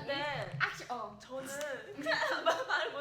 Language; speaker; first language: Korean; non-native, learner; Chinese